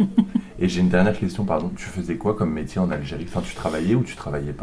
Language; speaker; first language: French; native; French